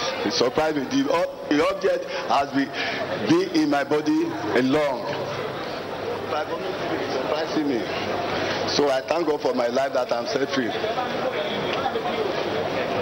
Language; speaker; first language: English; non-native, local second language; Yoruba